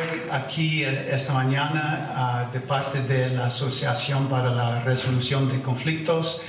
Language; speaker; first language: Spanish; non-native, fluent; English